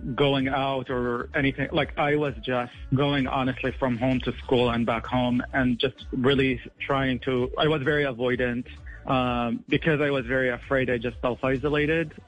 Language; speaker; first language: English; non-native, fluent; Arabic